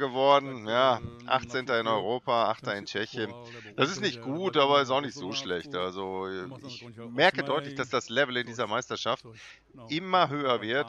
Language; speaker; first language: German; native; German